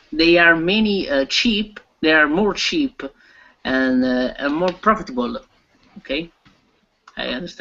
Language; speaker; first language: English; non-native, learner; Italian